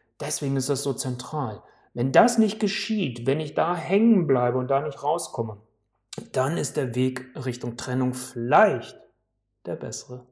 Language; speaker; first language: German; native; German